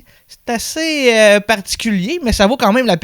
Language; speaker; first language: French; native; French